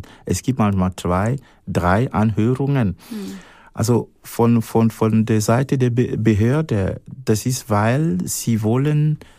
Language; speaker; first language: German; non-native, fluent; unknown